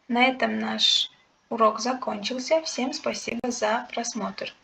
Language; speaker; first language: Russian; non-native, local second language; Uzbek